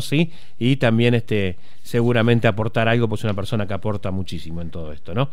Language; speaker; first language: Spanish; native; Spanish